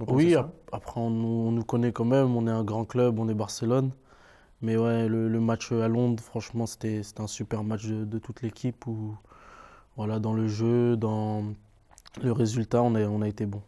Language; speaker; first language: French; native; French